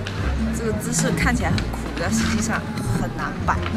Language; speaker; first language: Chinese; native; Chinese